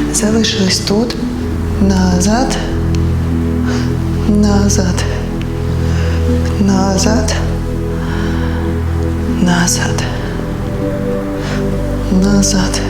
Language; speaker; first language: Ukrainian; native; Ukrainian